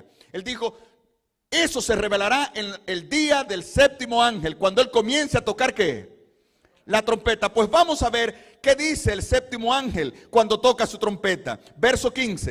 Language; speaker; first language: Spanish; native; Spanish